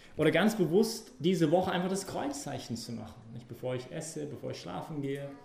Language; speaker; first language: German; non-native, fluent; English